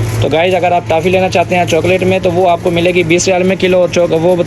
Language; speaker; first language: Hindi; native; Hindi